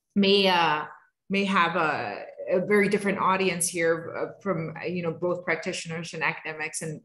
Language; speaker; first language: English; native; English